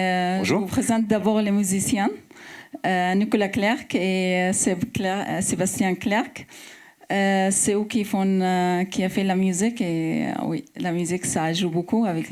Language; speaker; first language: French; non-native, fluent; Arabic